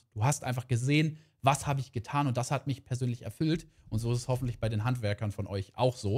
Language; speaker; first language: German; native; German